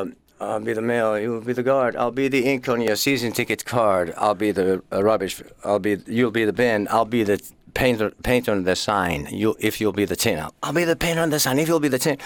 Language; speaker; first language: English; non-native, fluent; Finnish